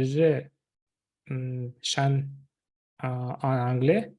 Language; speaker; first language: French; non-native, learner; Russian